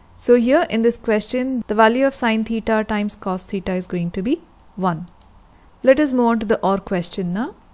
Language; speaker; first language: English; non-native, local second language; Hindi